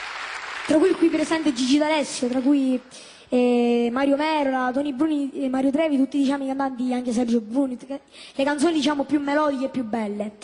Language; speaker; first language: Italian; native; Italian